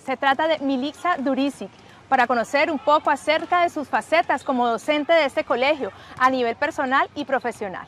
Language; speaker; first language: Spanish; native; Spanish